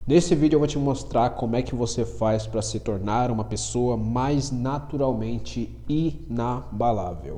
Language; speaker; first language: Portuguese; native; Portuguese